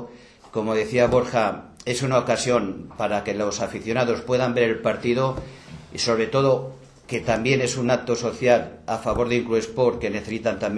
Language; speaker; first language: Spanish; native; Spanish